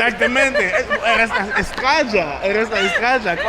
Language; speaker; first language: Spanish; non-native, learner; English